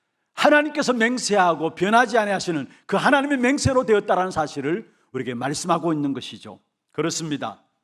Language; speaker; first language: Korean; native; Korean